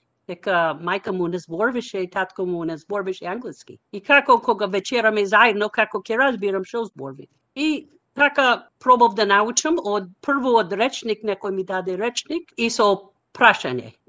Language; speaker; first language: Macedonian; non-native, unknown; English